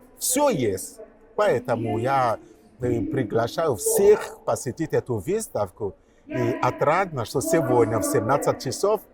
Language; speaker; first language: Russian; non-native, fluent; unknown